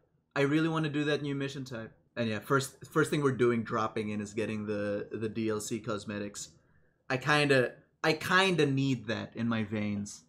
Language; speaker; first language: English; native; English